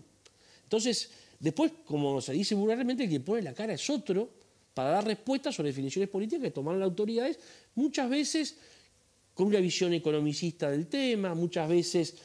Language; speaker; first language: Spanish; native; Spanish